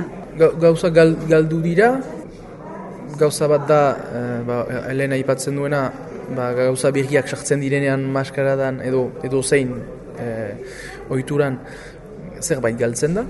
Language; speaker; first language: Basque; native; Basque